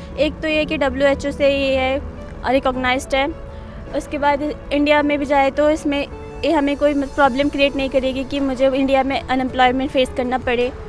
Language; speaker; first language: Hindi; non-native, local second language; Bangla